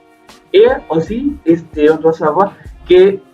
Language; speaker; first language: French; non-native, learner; Spanish